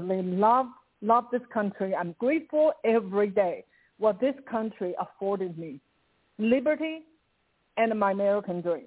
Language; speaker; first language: English; non-native, fluent; Chinese